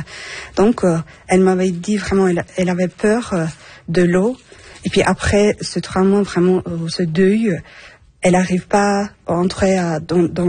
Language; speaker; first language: French; non-native, fluent; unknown